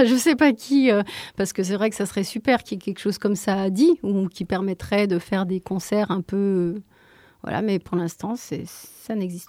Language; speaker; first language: French; native; French